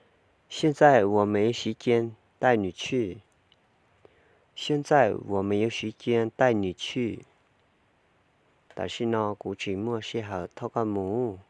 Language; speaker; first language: Chinese; non-native, learner; Hmong